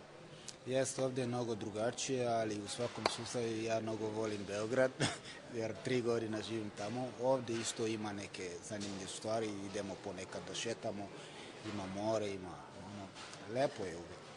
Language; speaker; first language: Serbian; non-native, fluent; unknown